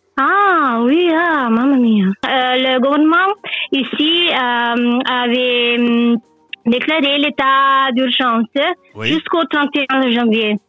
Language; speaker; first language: French; non-native, learner; Italian